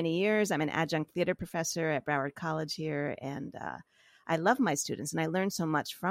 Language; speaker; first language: English; native; English